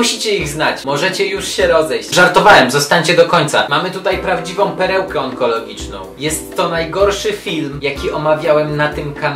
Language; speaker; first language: Polish; native; Polish